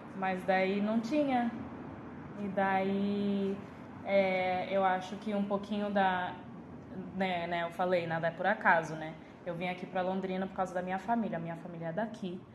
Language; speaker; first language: Portuguese; early bilingual, heritage; Portuguese